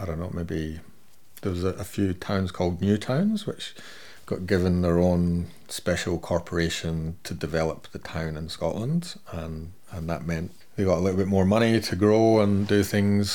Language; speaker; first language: English; native; English